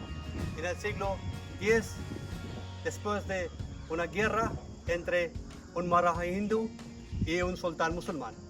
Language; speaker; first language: Spanish; non-native, learner; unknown